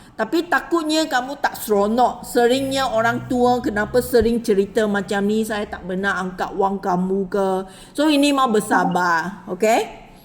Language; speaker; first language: Malay; non-native, local second language; Chinese